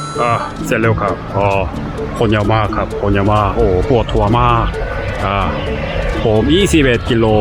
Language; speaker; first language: Thai; non-native, learner; Korean